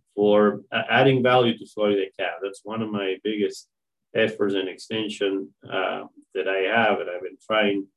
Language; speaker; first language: English; non-native, fluent; Spanish